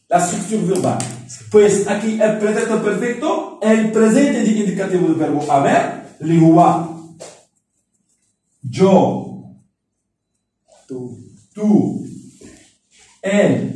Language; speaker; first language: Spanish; non-native, fluent; Arabic